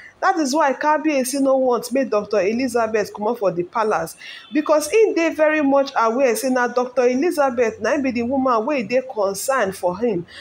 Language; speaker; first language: Nigerian Pidgin; non-native, local second language; Yoruba